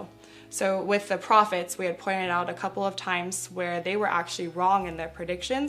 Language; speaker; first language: English; native; English